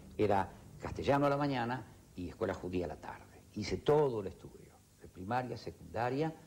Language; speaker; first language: Spanish; early bilingual, other home language; Yiddish